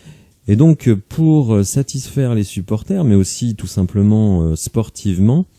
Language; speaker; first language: French; native; French